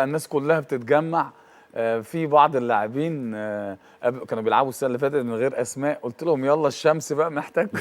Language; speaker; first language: Arabic; native; Arabic